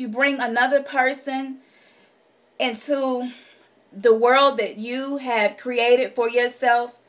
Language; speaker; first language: English; native; English